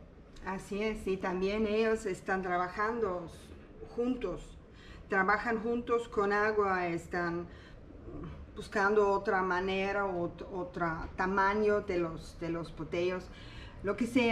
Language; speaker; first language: Spanish; non-native, learner; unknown